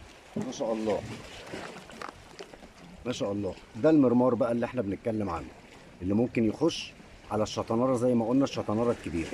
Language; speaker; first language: Arabic; native; Arabic